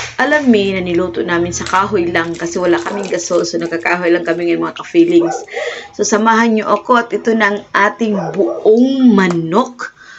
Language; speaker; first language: Filipino; non-native, local second language; Cebuano